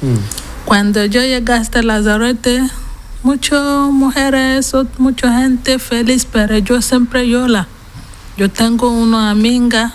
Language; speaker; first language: Spanish; non-native, learner; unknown